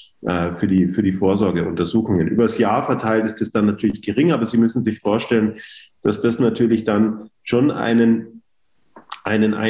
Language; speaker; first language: German; native; German